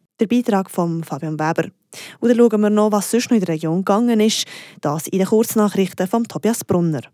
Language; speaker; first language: German; native; German